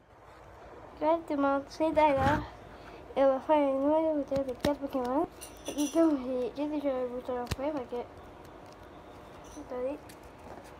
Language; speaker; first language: French; native; French